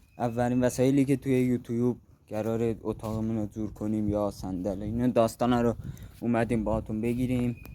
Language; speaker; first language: Persian; non-native, local second language; Azerbaijani